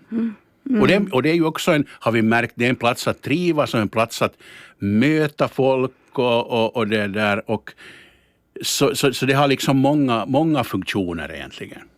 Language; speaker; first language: Swedish; native; Swedish